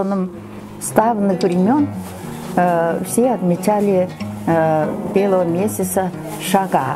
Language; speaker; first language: Russian; non-native, local second language; Tuvinian